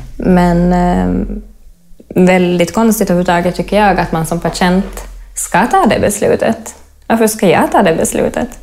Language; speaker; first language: Swedish; native; Swedish